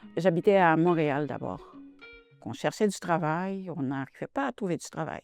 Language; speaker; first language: French; non-native, local second language; Haitian Creole